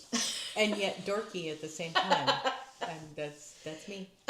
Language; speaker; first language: English; native; English